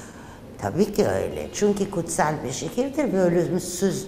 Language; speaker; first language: Turkish; non-native, fluent; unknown